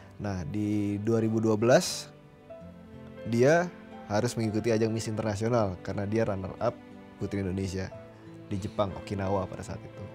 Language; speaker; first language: Indonesian; native; Indonesian